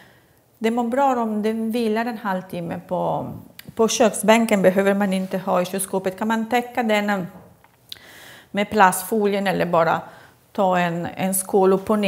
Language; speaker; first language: Swedish; non-native, fluent; Italian